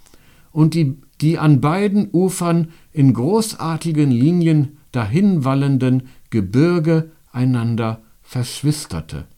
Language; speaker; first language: German; native; German